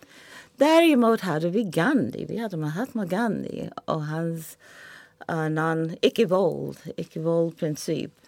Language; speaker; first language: Swedish; non-native, fluent; English